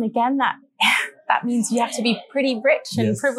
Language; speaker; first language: English; native; English